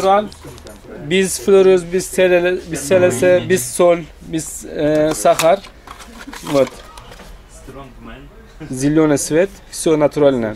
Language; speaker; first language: Russian; non-native, learner; Turkish